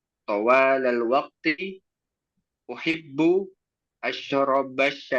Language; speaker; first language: Arabic; non-native, learner; Indonesian